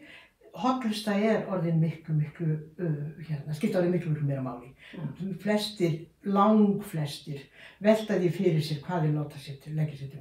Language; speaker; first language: Icelandic; native; Icelandic